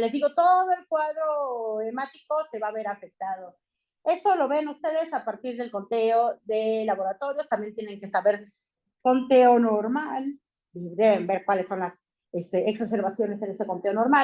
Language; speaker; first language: Spanish; native; Spanish